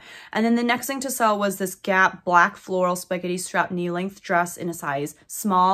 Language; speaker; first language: English; native; English